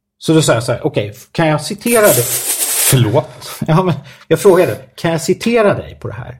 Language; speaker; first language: Swedish; native; Swedish